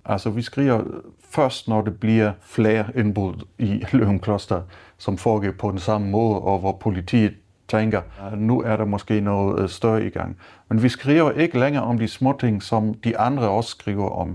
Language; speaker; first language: Danish; non-native, fluent; German